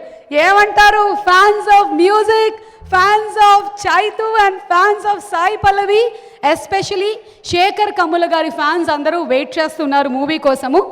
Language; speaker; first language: Telugu; native; Telugu